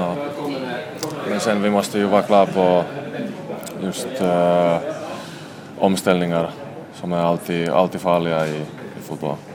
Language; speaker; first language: Swedish; non-native, fluent; Finnish